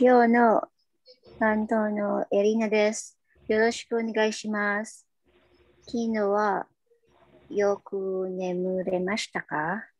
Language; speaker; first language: Japanese; non-native, learner; Filipino